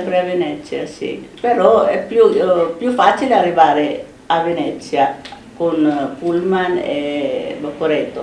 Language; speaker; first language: Italian; non-native, fluent; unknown